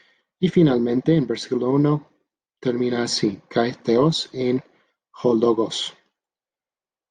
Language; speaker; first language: Spanish; non-native, fluent; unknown